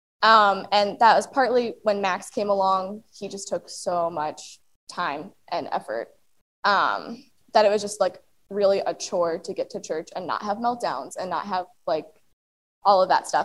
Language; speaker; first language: English; native; English